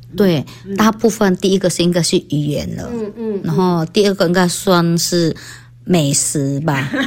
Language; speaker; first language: Chinese; non-native, fluent; Hakka Chinese